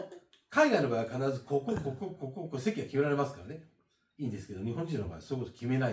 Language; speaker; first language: Japanese; native; Japanese